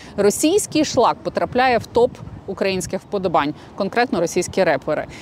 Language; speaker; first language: Ukrainian; native; Ukrainian